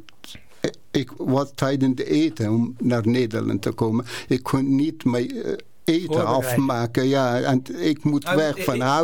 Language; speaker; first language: Dutch; non-native, learner; Persian